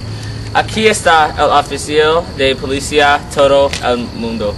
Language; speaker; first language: Spanish; non-native, learner; English